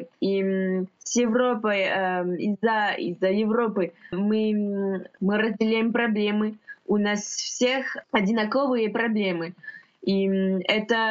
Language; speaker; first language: Russian; non-native, fluent; French